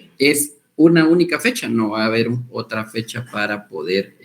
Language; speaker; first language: Spanish; native; Spanish